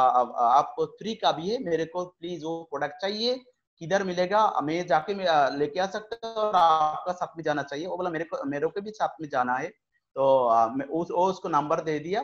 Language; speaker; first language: Hindi; non-native, fluent; Bangla